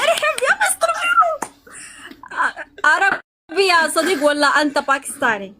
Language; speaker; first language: Arabic; non-native, learner; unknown